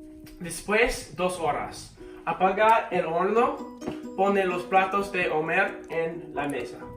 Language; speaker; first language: Spanish; non-native, learner; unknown